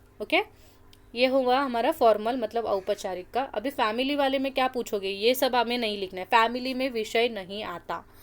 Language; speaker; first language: Hindi; non-native, local second language; Marathi